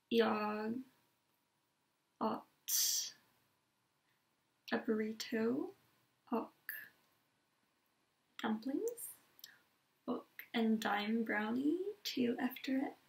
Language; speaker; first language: Swedish; non-native, learner; English